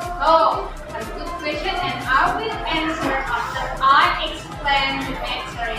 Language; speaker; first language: English; non-native, learner; Indonesian